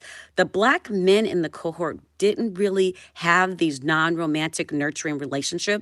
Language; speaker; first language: English; native; English